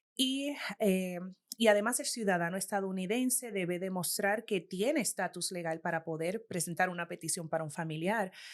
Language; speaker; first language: Spanish; native; Spanish